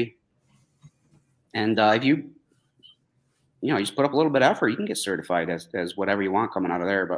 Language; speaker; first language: English; native; English